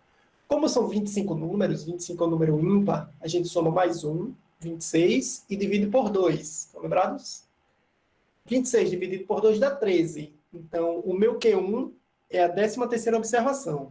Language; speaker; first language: Portuguese; native; Portuguese